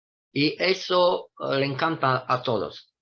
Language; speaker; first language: Spanish; non-native, fluent; Romanian